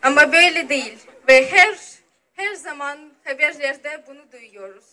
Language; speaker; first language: Turkish; non-native, fluent; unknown